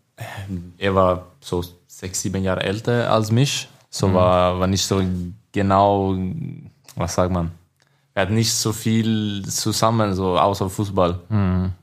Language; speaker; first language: German; non-native, learner; Swedish